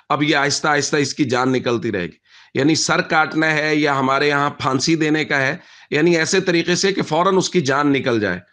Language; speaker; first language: Urdu; native; Urdu